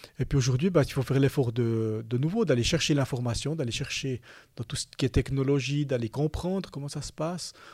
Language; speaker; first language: French; native; French